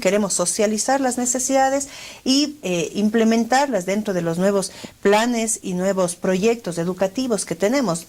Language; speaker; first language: Spanish; native; Spanish